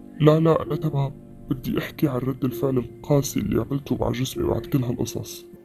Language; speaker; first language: Arabic; native; Arabic